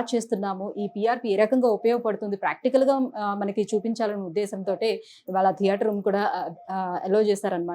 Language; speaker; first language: Telugu; native; Telugu